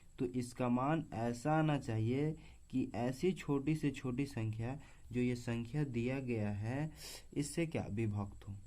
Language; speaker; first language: Hindi; native; Hindi